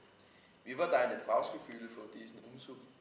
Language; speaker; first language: German; non-native, learner; Danish